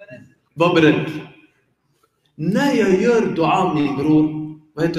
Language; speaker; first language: Swedish; early bilingual, other home language; Arabic